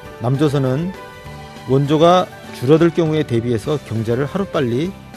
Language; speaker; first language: Korean; native; Korean